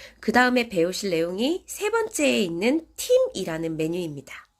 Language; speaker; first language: Korean; native; Korean